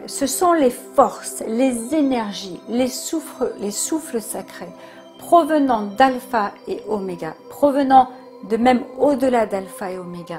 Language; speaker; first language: French; native; French